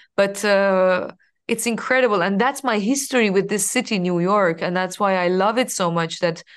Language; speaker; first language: English; non-native, fluent; Persian